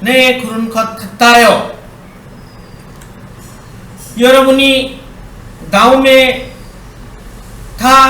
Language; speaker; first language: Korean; non-native, learner; Bangla